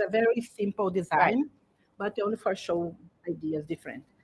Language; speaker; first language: English; non-native, learner; Portuguese